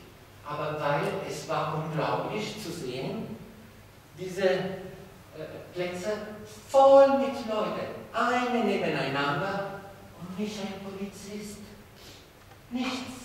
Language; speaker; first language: German; non-native, fluent; Italian